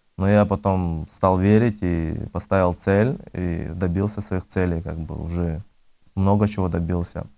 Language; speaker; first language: Russian; early bilingual, other home language; Azerbaijani